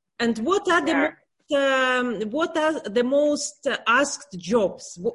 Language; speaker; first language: English; non-native, learner; Russian